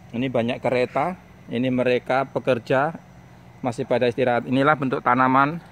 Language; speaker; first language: Indonesian; native; Indonesian